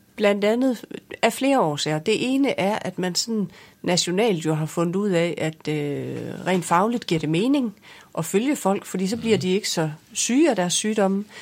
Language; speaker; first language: Danish; native; Danish